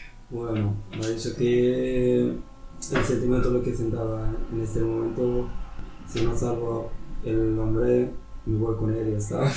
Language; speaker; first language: Spanish; non-native, fluent; Arabic